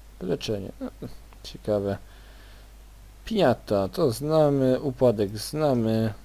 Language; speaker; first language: Polish; native; Polish